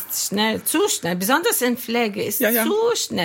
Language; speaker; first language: German; non-native, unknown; Arabic